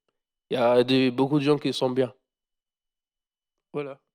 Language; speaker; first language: French; non-native, learner; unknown